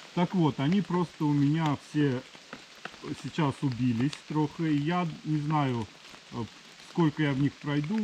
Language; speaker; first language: Russian; non-native, local second language; Ukrainian